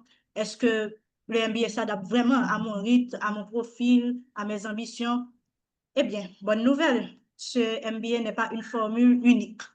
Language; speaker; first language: French; non-native, local second language; Haitian Creole